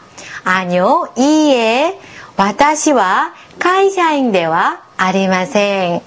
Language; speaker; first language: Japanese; non-native, fluent; Korean